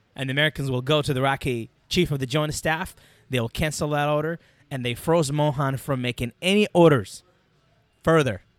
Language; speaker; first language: English; non-native, fluent; Arabic